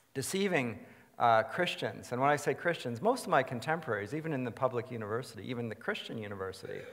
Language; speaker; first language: English; native; English